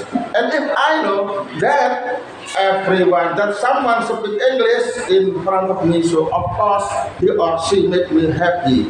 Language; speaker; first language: English; non-native, learner; Indonesian